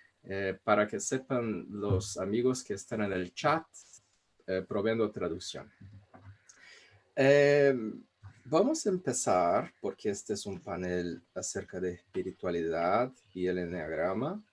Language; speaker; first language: Spanish; non-native, fluent; Portuguese